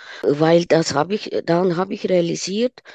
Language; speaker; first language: German; non-native, fluent; Ukrainian